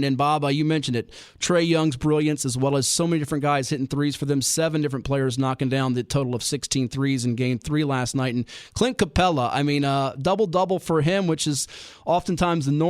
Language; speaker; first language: English; native; English